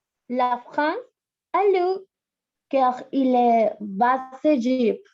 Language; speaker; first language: French; non-native, learner; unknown